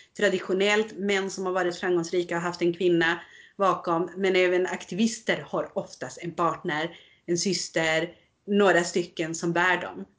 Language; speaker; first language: Swedish; early bilingual, other home language; Spanish